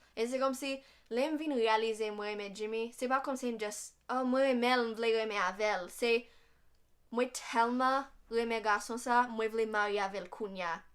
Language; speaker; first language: Haitian Creole; non-native, fluent; English